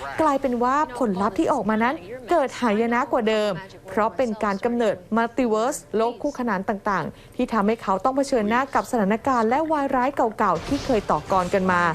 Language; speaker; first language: Thai; native; Thai